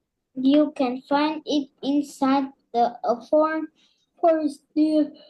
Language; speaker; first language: English; non-native, learner; Vietnamese